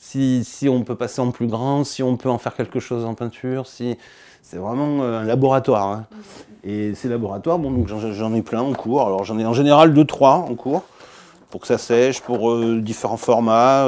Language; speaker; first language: French; native; French